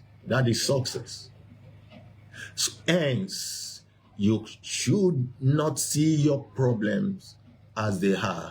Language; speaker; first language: English; non-native, local second language; Yoruba